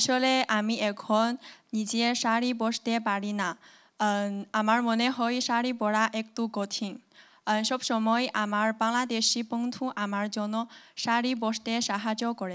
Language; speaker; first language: Bangla; non-native, learner; Chinese